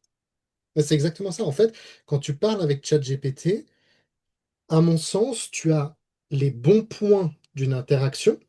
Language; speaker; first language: French; native; French